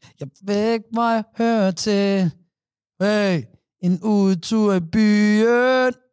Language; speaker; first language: Danish; native; Danish